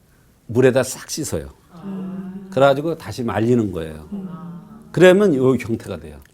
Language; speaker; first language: Korean; native; Korean